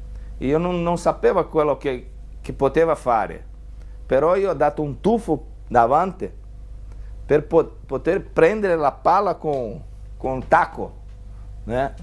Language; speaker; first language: Italian; non-native, fluent; Portuguese